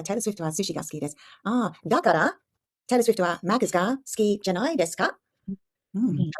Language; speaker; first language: Japanese; non-native, fluent; English